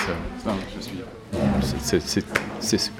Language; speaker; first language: French; non-native, learner; English